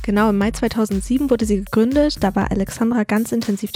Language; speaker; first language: German; native; German